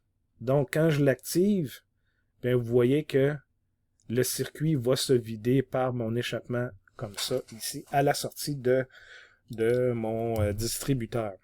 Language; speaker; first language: French; native; French